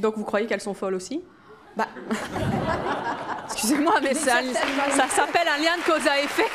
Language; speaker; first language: French; native; French